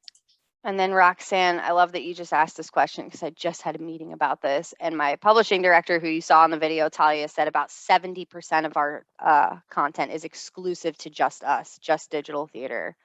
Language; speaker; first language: English; native; English